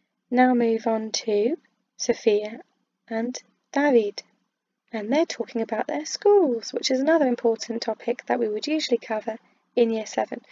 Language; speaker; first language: English; native; English